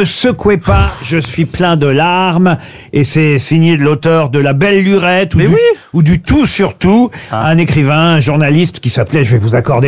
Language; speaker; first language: French; native; French